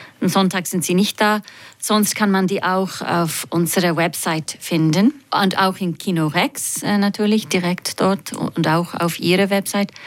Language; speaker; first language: German; non-native, fluent; English